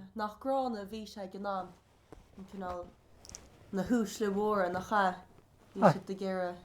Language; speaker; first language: Irish; native; Irish